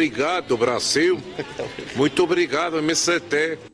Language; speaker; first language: Portuguese; non-native, learner; Spanish